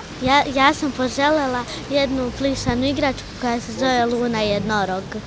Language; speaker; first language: Serbian; native; Serbian